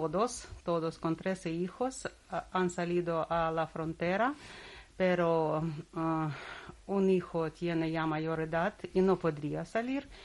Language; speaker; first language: Spanish; non-native, learner; Russian